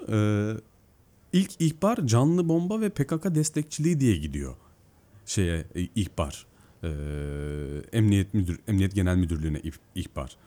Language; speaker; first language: Turkish; native; Turkish